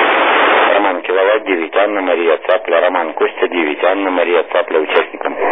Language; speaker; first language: Russian; native; Russian